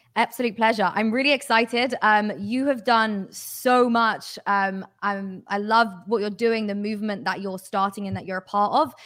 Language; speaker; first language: English; native; English